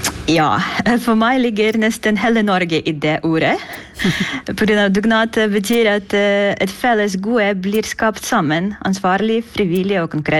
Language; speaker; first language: Norwegian; non-native, fluent; Ukrainian